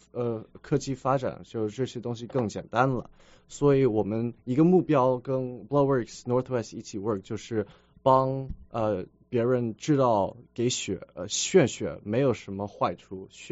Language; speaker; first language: Chinese; early bilingual, heritage; Chinese